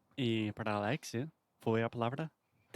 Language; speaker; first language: Portuguese; non-native, fluent; English